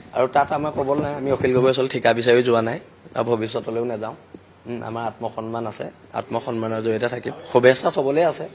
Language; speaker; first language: Assamese; native; Assamese